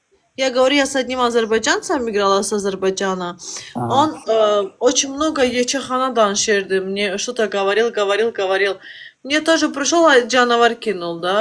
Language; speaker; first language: Russian; non-native, local second language; Azerbaijani